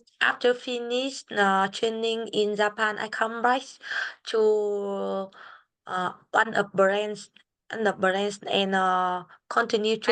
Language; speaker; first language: English; non-native, learner; Vietnamese